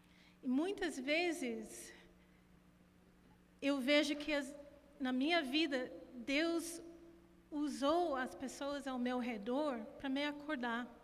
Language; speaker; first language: Portuguese; non-native, fluent; English